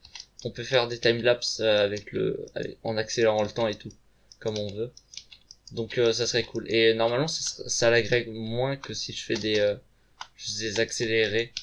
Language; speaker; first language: French; native; French